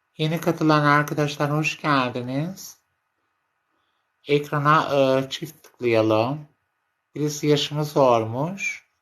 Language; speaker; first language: Turkish; non-native, learner; Arabic